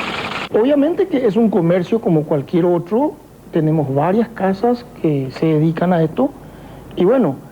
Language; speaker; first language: Spanish; native; Spanish